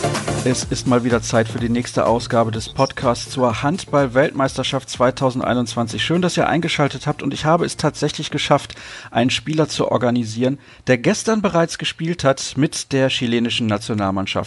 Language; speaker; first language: German; native; German